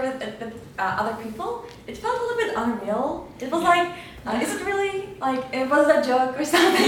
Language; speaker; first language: English; non-native, fluent; Turkish